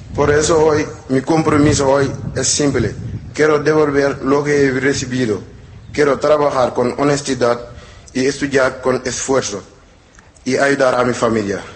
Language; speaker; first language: Spanish; non-native, learner; Wolof